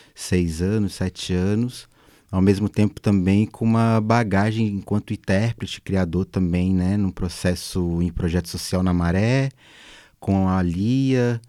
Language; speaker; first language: Portuguese; native; Portuguese